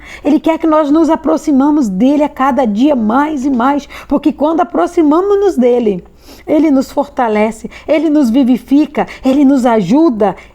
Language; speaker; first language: Portuguese; native; Portuguese